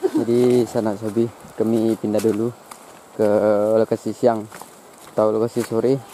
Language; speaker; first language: Malay; non-native, local second language; Minangkabau